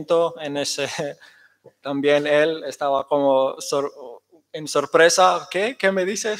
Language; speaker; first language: Spanish; non-native, fluent; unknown